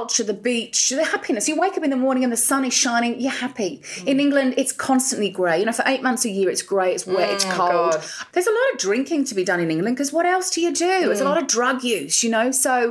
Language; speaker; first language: English; native; English